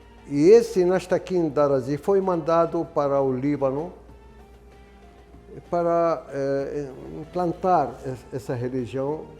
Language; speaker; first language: Portuguese; non-native, fluent; Arabic